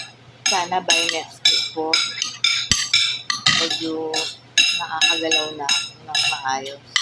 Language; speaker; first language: Filipino; native; Filipino